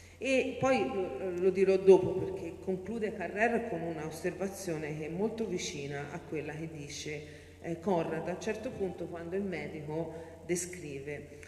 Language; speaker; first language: Italian; native; Italian